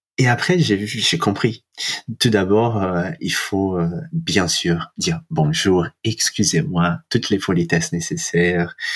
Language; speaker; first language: French; non-native, fluent; Portuguese